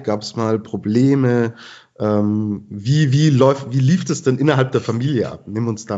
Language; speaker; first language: German; native; German